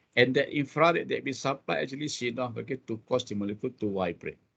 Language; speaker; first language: English; non-native, local second language; Malay